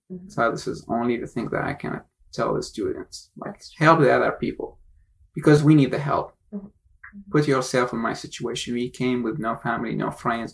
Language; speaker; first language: English; non-native, fluent; Arabic